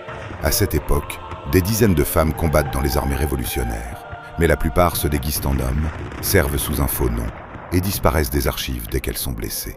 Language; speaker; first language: French; native; French